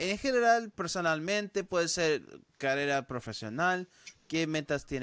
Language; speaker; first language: Spanish; early bilingual, heritage; Spanish